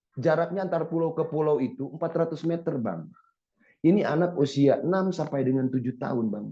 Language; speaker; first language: Indonesian; native; Indonesian